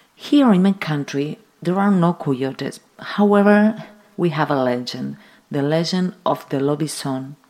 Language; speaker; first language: English; non-native, fluent; Spanish